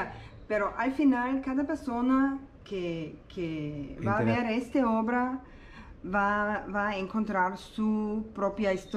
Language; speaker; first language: Spanish; non-native, learner; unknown